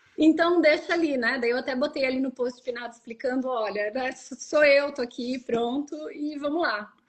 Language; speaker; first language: Portuguese; native; Portuguese